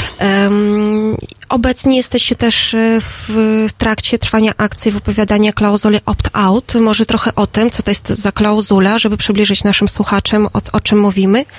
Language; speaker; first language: Polish; non-native, fluent; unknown